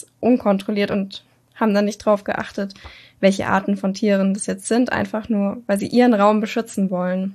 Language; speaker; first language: German; native; German